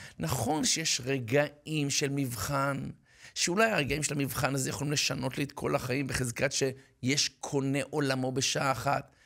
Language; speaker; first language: Hebrew; native; Hebrew